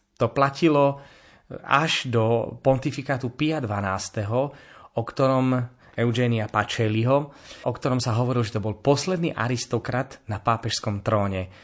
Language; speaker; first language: Slovak; native; Slovak